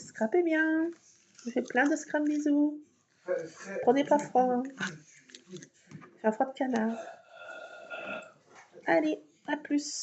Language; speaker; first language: French; native; French